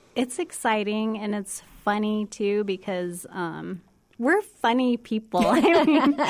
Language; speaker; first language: English; native; English